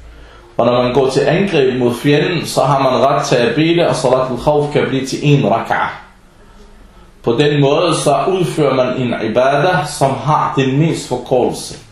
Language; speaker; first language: Danish; non-native, fluent; Arabic